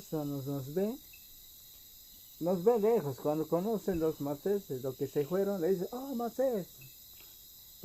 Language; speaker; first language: Spanish; non-native, local second language; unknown